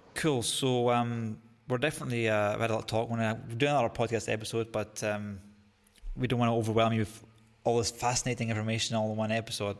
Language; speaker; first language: English; native; English